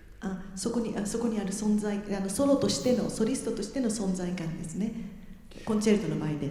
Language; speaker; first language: Japanese; native; Japanese